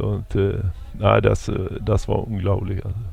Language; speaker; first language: German; non-native, fluent; Swedish